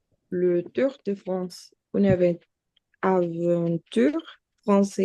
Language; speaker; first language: French; non-native, learner; Spanish